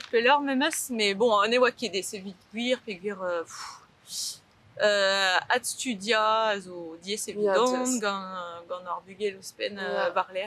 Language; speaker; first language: French; native; French